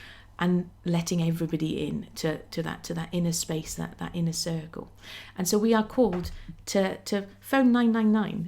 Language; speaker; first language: English; native; English